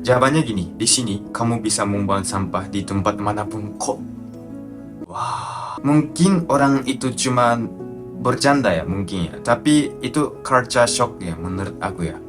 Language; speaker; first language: Indonesian; non-native, fluent; Japanese